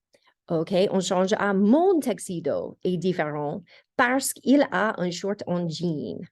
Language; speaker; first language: French; non-native, fluent; English